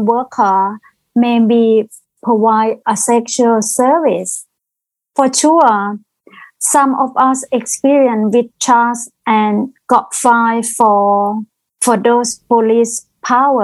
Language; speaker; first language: English; non-native, learner; Thai